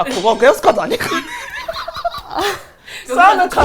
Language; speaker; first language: Korean; non-native, fluent; English